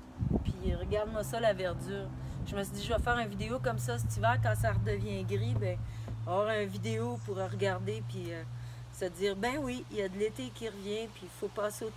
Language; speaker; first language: French; native; French